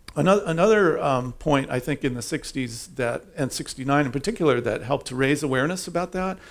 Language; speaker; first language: English; native; English